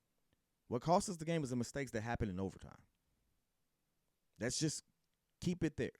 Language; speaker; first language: English; native; English